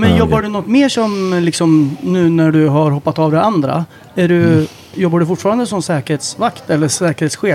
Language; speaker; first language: Swedish; native; Swedish